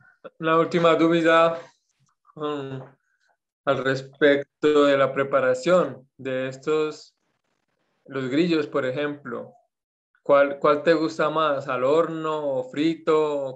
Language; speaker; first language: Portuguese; non-native, learner; Spanish